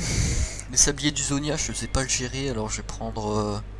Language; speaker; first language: French; native; French